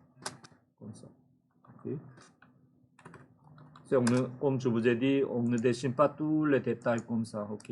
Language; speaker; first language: French; non-native, fluent; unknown